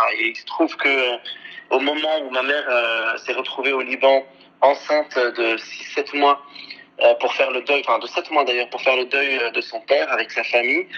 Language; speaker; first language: French; early bilingual, other home language; Arabic